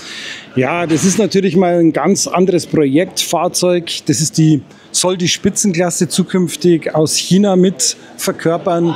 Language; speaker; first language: German; native; German